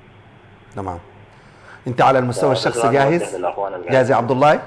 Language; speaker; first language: Arabic; native; Arabic